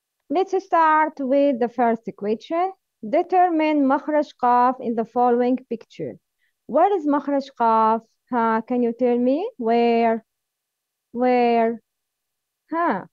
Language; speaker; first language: English; non-native, learner; Arabic